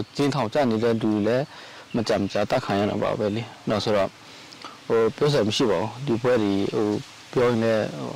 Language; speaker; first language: Burmese; non-native, local second language; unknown